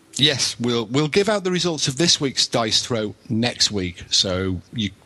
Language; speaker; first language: English; native; English